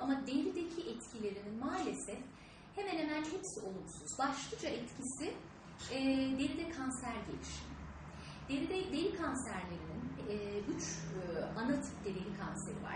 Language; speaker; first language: Turkish; native; Turkish